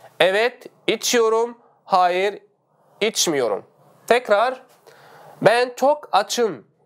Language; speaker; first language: Turkish; non-native, fluent; Arabic